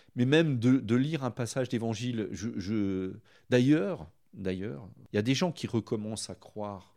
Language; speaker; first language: French; native; French